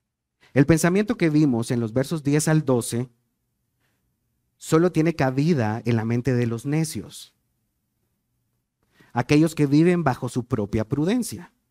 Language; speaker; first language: Spanish; native; Spanish